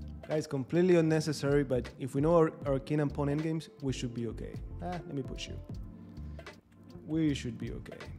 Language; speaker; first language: English; non-native, fluent; Spanish